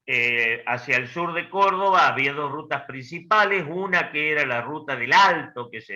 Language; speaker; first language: Spanish; native; Spanish